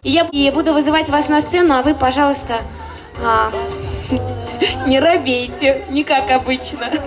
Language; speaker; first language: Russian; native; Russian